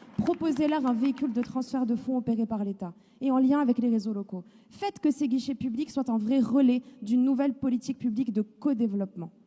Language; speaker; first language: French; non-native, local second language; Arabic